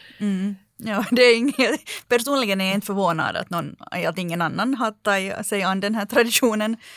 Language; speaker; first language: Swedish; native; Swedish